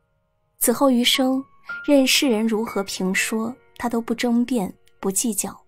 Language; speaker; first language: Chinese; native; Chinese